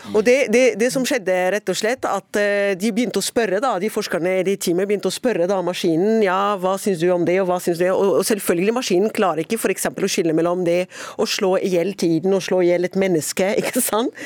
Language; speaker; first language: Norwegian; non-native, fluent; Arabic